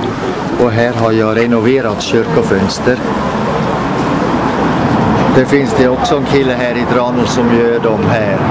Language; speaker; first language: Swedish; non-native, fluent; German